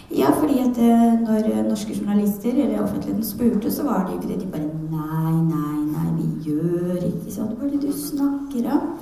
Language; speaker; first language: Norwegian; early bilingual, other home language; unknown